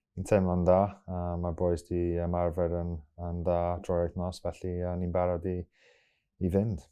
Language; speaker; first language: Welsh; non-native, local second language; English